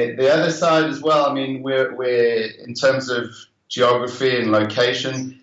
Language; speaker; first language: English; native; English